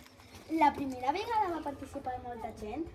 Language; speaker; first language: Catalan; non-native, local second language; Spanish